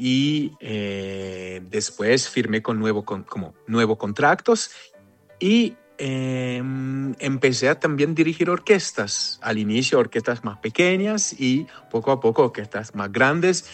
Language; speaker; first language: Spanish; non-native, fluent; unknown